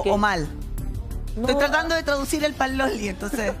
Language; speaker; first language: Spanish; native; Spanish